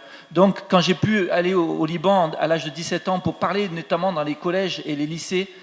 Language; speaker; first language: French; native; French